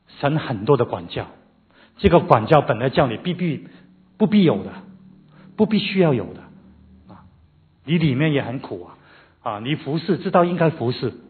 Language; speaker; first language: Chinese; non-native, local second language; Cantonese